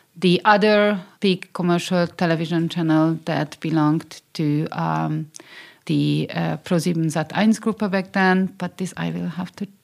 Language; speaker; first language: English; non-native, fluent; Hungarian